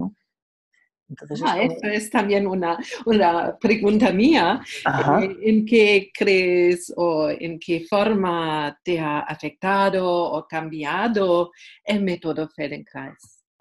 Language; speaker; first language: Spanish; non-native, fluent; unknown